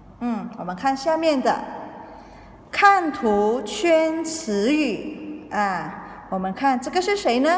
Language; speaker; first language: Chinese; early bilingual, heritage; Indonesian